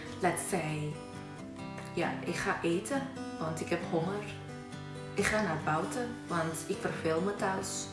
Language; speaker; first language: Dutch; non-native, learner; Indonesian